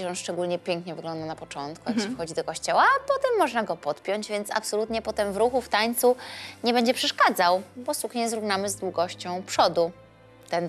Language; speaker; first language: Polish; native; Polish